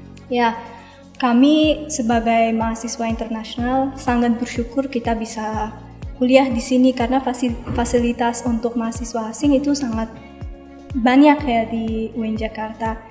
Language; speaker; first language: Indonesian; early bilingual, other home language; Persian